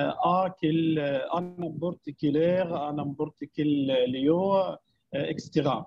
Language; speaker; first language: French; non-native, fluent; Arabic